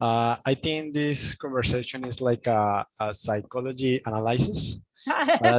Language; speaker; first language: English; non-native, learner; Spanish